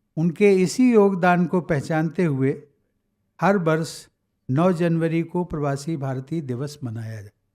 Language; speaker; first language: Hindi; native; Hindi